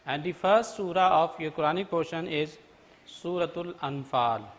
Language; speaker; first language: English; non-native, local second language; Urdu